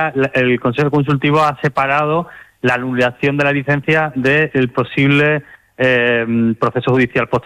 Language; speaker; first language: Spanish; native; Spanish